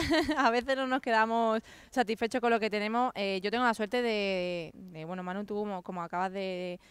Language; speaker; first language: Spanish; native; Spanish